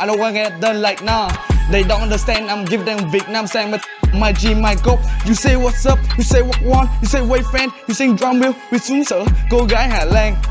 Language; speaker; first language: English; non-native, fluent; Vietnamese